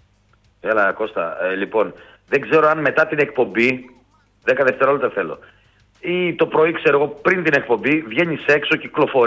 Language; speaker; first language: Greek; native; Greek